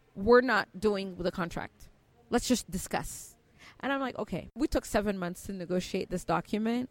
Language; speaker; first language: English; native; English